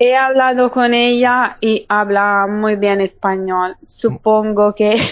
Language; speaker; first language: Spanish; non-native, fluent; Italian